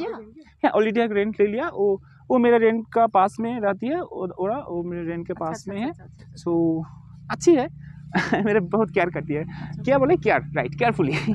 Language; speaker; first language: Hindi; non-native, learner; Bangla